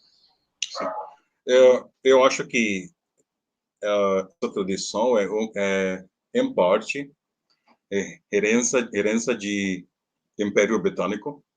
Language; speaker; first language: Portuguese; non-native, learner; Hindi